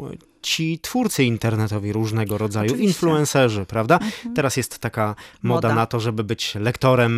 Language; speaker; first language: Polish; native; Polish